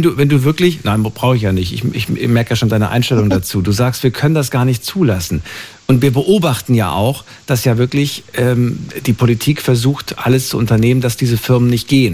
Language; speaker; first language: German; native; German